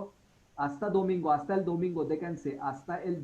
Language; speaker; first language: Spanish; non-native, fluent; Hindi